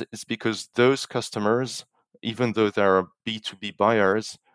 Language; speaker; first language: English; non-native, fluent; French